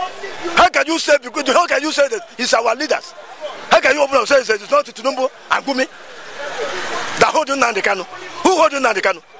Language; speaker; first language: English; non-native, local second language; Igbo